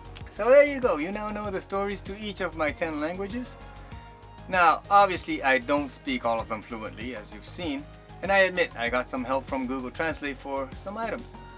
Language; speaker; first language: English; early bilingual, other home language; Chinese